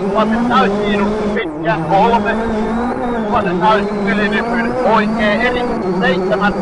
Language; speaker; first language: Finnish; native; Finnish